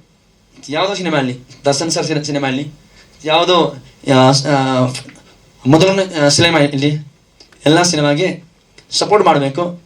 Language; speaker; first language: Kannada; non-native, learner; Hindi